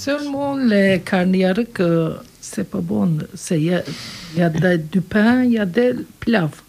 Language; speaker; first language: French; non-native, learner; Turkish